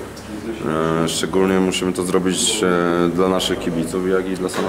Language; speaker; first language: Polish; native; Polish